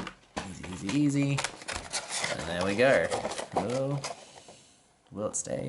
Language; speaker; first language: English; native; English